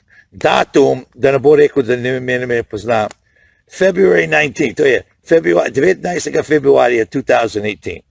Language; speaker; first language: Slovenian; early bilingual, heritage; Slovenian